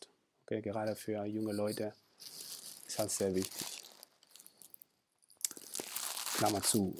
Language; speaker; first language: German; non-native, fluent; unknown